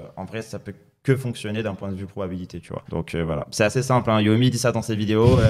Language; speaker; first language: French; native; French